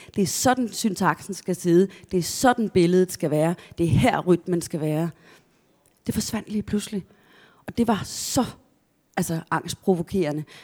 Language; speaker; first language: Danish; native; Danish